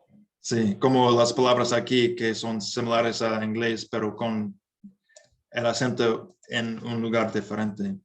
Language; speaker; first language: Spanish; non-native, learner; English